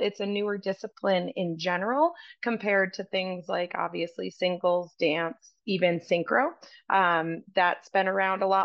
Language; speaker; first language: English; native; English